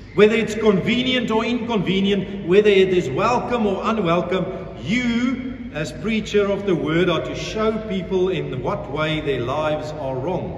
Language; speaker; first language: English; non-native, local second language; Afrikaans